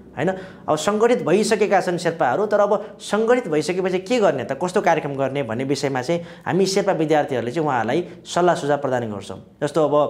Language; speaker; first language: Nepali; non-native, local second language; Sherpa